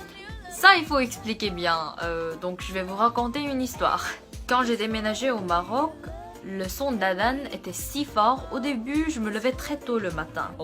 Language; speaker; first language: French; non-native, fluent; Korean